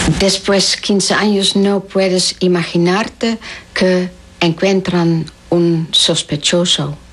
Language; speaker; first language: Spanish; non-native, learner; Dutch